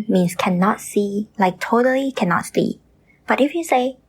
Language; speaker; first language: English; non-native, fluent; Thai